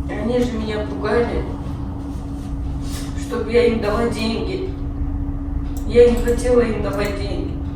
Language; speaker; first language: Russian; non-native, local second language; Kyrgyz